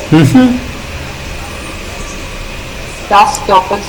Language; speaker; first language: German; non-native, learner; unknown